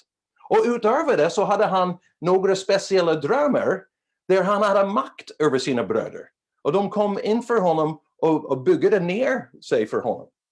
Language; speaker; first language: Swedish; non-native, fluent; English